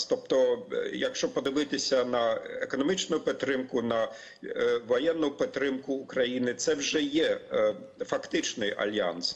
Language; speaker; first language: Ukrainian; non-native, fluent; German